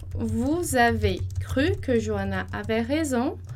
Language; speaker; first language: French; non-native, fluent; Portuguese